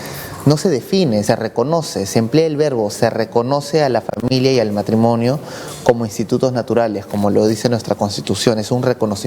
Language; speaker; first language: Spanish; native; Spanish